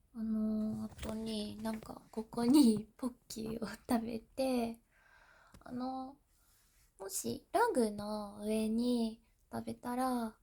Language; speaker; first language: Japanese; non-native, learner; English